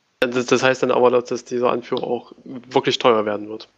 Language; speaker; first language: German; native; German